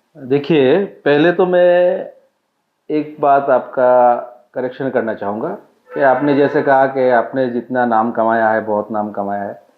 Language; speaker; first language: Hindi; non-native, local second language; Bangla